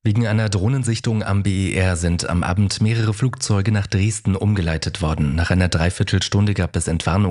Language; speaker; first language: German; native; German